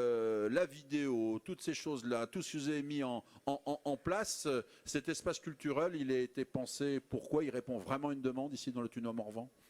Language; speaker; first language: French; native; French